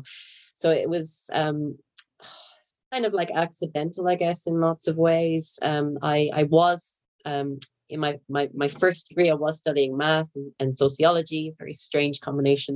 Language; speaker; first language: English; native; English